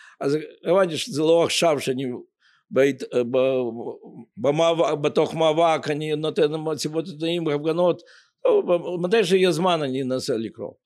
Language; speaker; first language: Hebrew; non-native, fluent; Russian